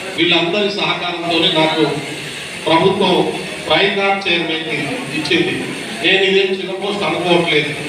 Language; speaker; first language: Telugu; non-native, local second language; Lambadi